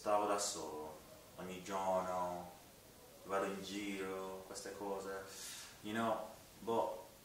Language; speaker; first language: Italian; non-native, learner; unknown